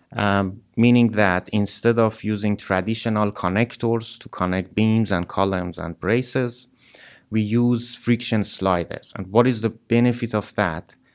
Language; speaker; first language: English; non-native, fluent; Persian